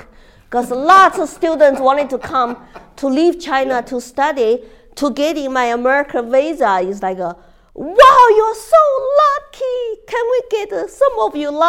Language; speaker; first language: English; non-native, fluent; Chinese